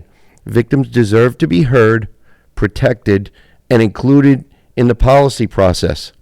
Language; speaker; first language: English; native; English